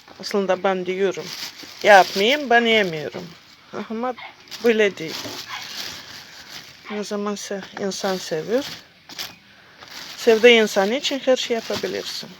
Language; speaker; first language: Turkish; non-native, learner; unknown